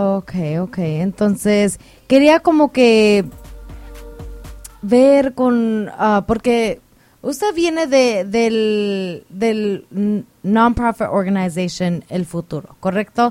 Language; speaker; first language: Spanish; early bilingual, heritage; Spanish